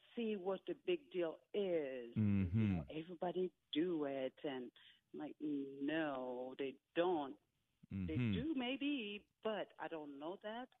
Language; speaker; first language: English; non-native, fluent; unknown